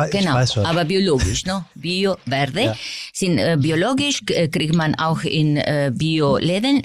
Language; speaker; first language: German; non-native, fluent; Spanish